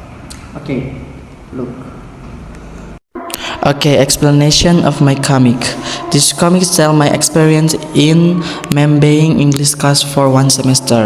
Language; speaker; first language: English; non-native, learner; Indonesian